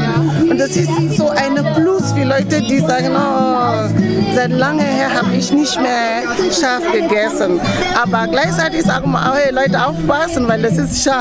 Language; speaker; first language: German; non-native, fluent; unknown